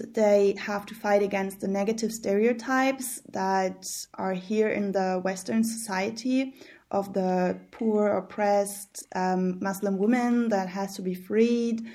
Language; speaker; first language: English; early bilingual, heritage; German